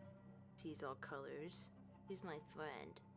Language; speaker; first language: English; native; English